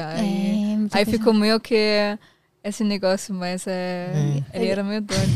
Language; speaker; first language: Portuguese; non-native, fluent; German